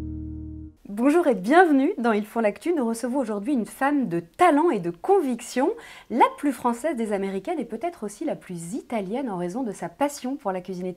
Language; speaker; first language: French; native; French